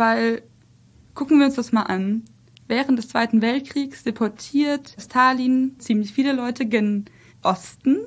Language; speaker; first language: German; early bilingual, other home language; Russian